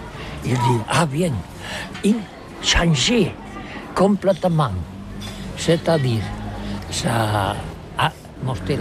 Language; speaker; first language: French; non-native, learner; Catalan